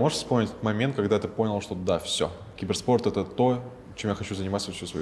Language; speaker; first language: Russian; native; Russian